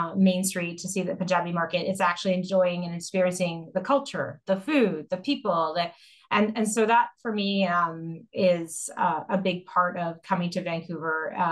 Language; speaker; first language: English; native; English